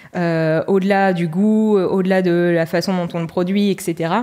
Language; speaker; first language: French; native; French